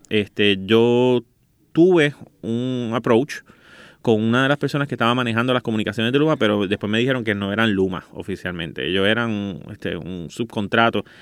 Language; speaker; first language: Spanish; native; Spanish